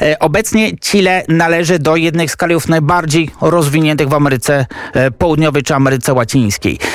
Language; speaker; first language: Polish; native; Polish